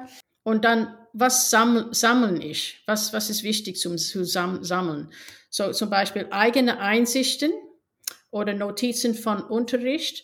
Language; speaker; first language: German; non-native, fluent; English